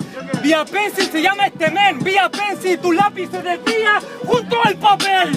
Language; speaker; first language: Spanish; native; Spanish